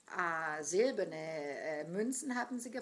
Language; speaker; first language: German; non-native, fluent; Greek